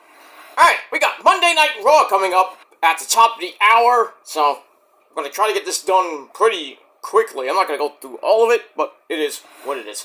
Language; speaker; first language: English; native; English